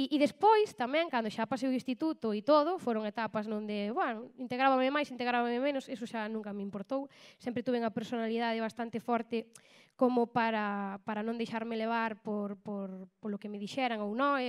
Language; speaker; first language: Galician; native; Galician